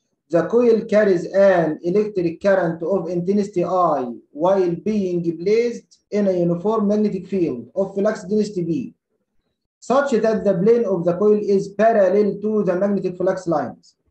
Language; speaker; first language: English; non-native, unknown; Arabic